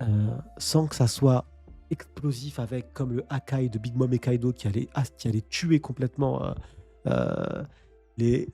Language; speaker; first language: French; native; French